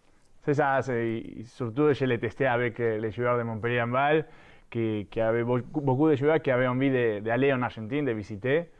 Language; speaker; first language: French; non-native, fluent; Spanish